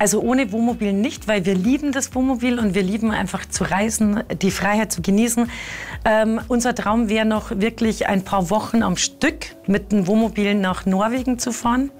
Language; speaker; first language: German; native; German